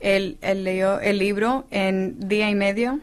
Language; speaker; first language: Spanish; non-native, fluent; English